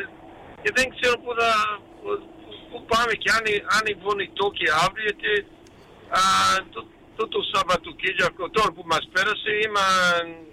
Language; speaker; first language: Greek; early bilingual, heritage; Greek